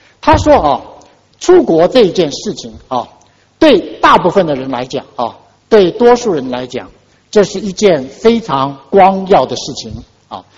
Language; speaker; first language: Chinese; native; Chinese